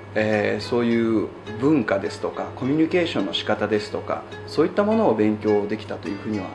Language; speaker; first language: Japanese; native; Japanese